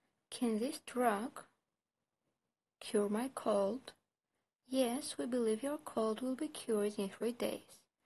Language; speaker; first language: English; non-native, fluent; Armenian